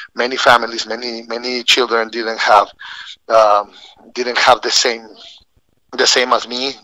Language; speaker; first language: English; non-native, fluent; Spanish